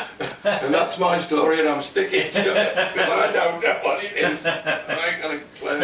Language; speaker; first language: English; native; English